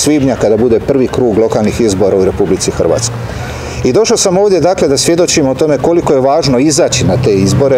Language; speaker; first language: Serbian; native; Serbian